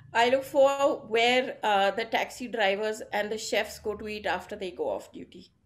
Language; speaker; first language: English; non-native, local second language; Gujarati